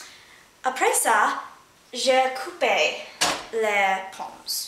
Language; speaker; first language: French; non-native, learner; English